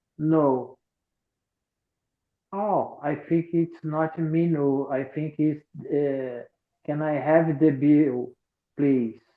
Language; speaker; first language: English; non-native, learner; Portuguese